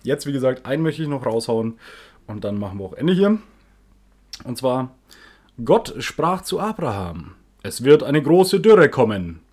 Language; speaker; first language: German; native; German